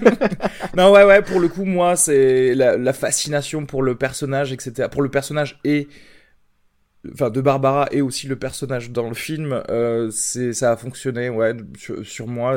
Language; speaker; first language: French; native; French